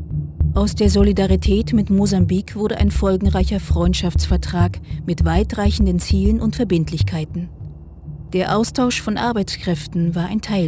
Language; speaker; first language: German; native; German